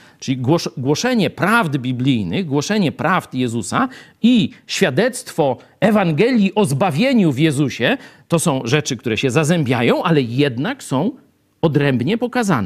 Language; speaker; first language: Polish; native; Polish